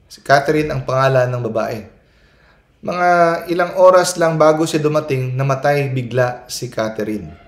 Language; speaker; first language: Filipino; non-native, local second language; Cebuano